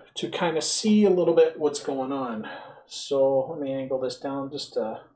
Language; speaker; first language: English; native; English